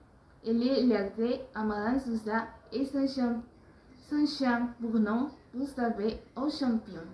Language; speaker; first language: French; non-native, learner; Spanish